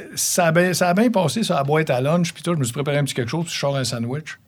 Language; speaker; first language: French; native; French